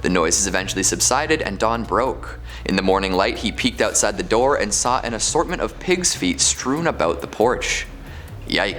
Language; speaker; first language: English; native; English